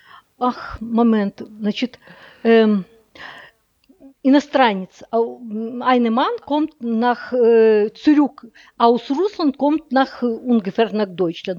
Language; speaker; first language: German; non-native, learner; Russian